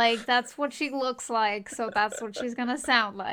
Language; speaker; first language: English; native; English